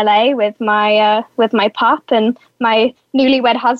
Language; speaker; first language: English; native; English